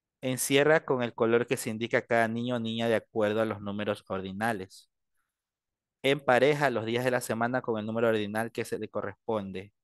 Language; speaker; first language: Spanish; native; Spanish